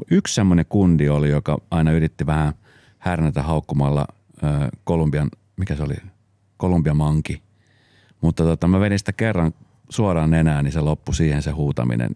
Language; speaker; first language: Finnish; early bilingual, other home language; Spanish